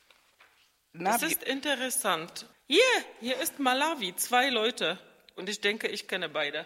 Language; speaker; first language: German; non-native, fluent; Czech